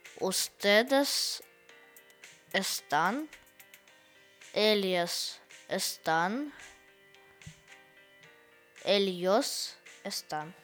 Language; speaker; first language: Spanish; non-native, learner; Russian